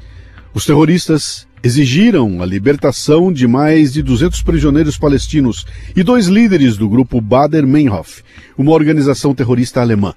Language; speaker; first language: Portuguese; native; Portuguese